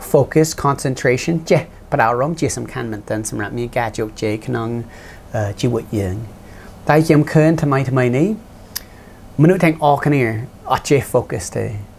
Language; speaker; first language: Khmer; non-native, fluent; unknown